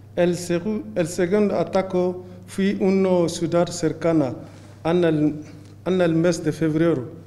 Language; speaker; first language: Spanish; non-native, learner; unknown